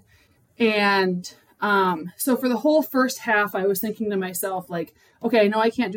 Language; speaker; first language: English; native; English